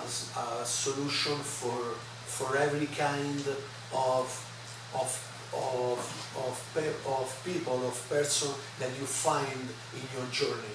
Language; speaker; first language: English; non-native, learner; Italian